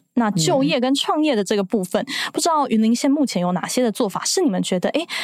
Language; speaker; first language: Chinese; native; Chinese